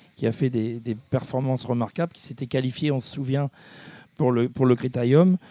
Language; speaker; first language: French; native; French